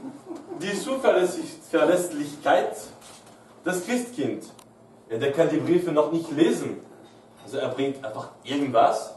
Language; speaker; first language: German; non-native, fluent; French